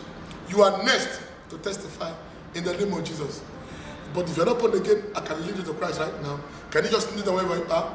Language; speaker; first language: English; non-native, local second language; Igbo